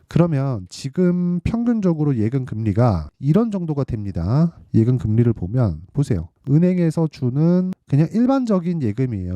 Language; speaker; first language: Korean; native; Korean